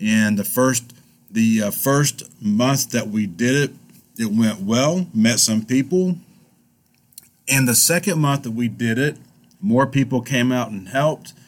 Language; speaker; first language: English; native; English